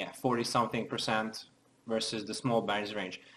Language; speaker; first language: English; non-native, fluent; Hungarian